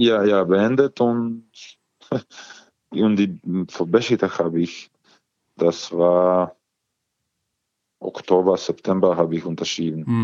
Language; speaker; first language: German; non-native, learner; Croatian